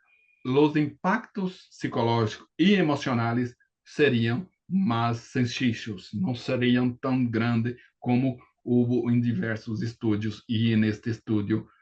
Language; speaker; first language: Spanish; non-native, learner; Portuguese